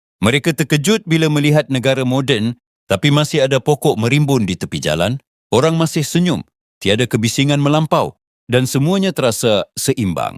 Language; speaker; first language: Malay; native; Malay